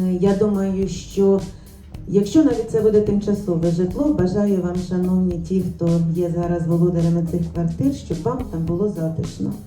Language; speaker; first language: Ukrainian; native; Ukrainian